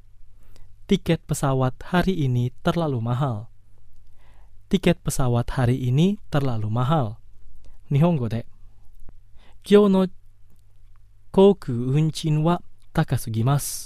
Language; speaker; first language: Japanese; non-native, fluent; Indonesian